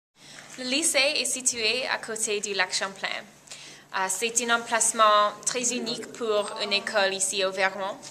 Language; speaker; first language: French; non-native, fluent; English